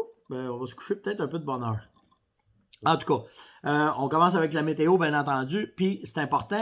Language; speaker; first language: French; native; French